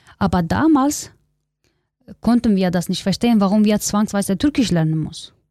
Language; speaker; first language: German; non-native, learner; Kurdish